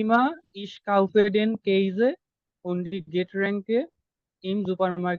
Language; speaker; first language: German; non-native, learner; Bangla